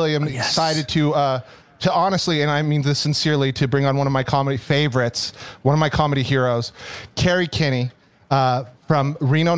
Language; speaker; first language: English; native; English